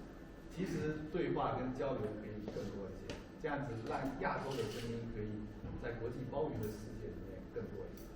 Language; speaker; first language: Chinese; native; Chinese